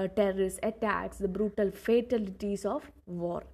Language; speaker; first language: English; non-native, local second language; Malayalam